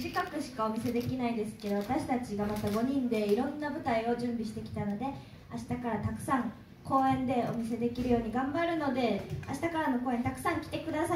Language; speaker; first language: Japanese; native; Japanese